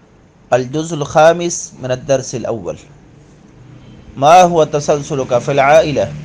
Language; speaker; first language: Arabic; non-native, fluent; Urdu